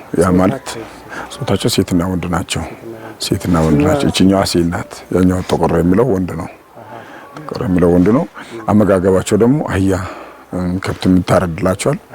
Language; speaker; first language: Amharic; non-native, local second language; Wolaytta